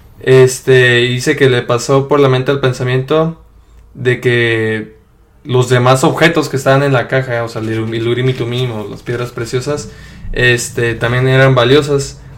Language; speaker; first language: Spanish; early bilingual, heritage; Spanish